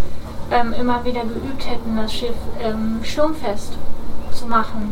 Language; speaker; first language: German; native; German